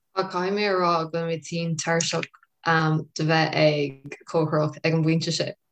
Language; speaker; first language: Irish; non-native, local second language; English